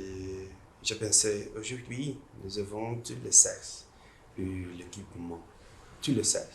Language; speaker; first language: French; non-native, learner; Portuguese